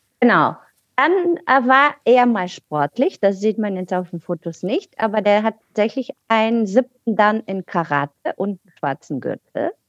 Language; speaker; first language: German; non-native, fluent; Bulgarian